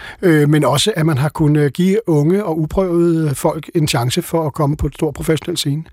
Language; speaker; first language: Danish; native; Danish